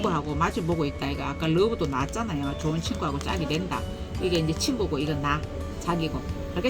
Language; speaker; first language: Korean; native; Korean